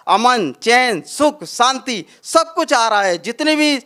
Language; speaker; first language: Hindi; native; Hindi